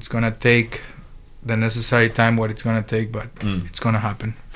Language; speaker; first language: English; non-native, fluent; Spanish